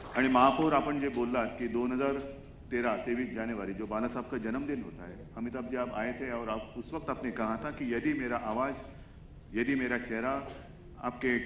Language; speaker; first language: Hindi; non-native, local second language; Marathi